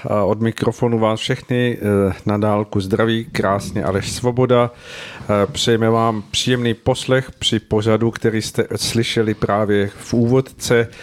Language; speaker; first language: Czech; native; Czech